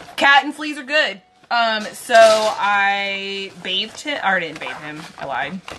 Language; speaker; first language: English; native; English